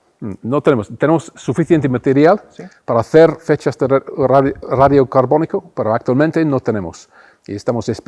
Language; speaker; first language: Spanish; non-native, fluent; English